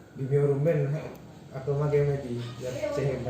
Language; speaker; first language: Turkish; non-native, learner; Indonesian